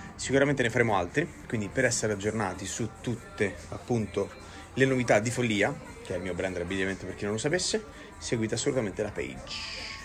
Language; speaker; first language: Italian; native; Italian